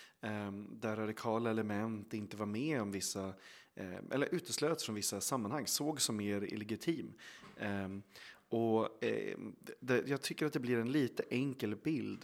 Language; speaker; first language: Swedish; native; Swedish